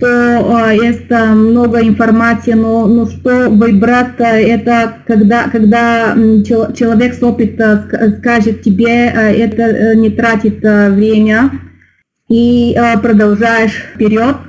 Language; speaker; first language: Russian; non-native, learner; Bulgarian